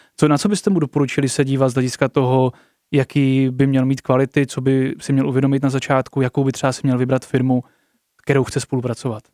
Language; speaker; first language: Czech; native; Czech